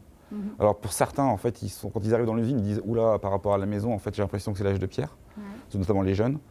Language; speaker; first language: French; native; French